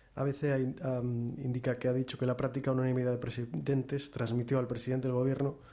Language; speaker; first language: Spanish; native; Spanish